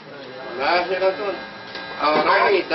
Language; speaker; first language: Arabic; non-native, learner; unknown